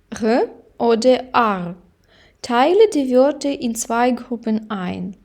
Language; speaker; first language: German; non-native, fluent; Ukrainian